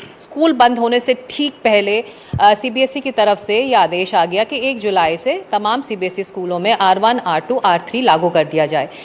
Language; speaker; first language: Hindi; native; Hindi